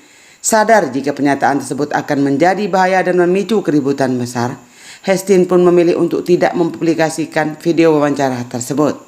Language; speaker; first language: Indonesian; native; Indonesian